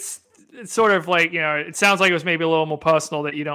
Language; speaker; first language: English; native; English